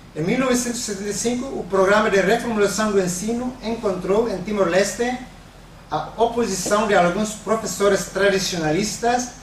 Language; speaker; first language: Portuguese; non-native, fluent; Tetum